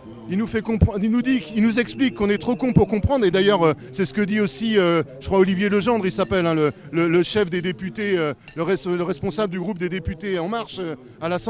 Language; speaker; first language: French; native; French